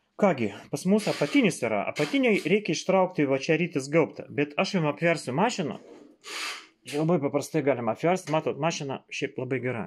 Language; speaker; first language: Lithuanian; non-native, local second language; Russian